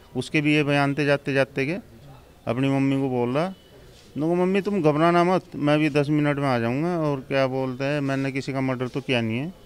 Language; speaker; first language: Hindi; native; Hindi